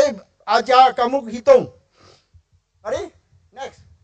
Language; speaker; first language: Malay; non-native, local second language; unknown